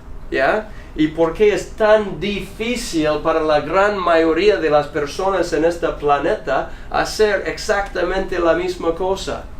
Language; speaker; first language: Spanish; non-native, fluent; English